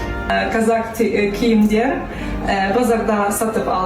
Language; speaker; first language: Kazakh; non-native, learner; Polish